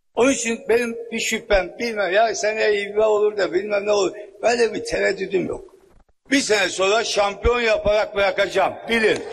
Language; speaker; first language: Turkish; native; Turkish